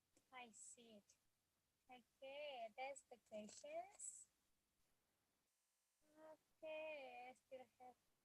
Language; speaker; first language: English; non-native, fluent; Indonesian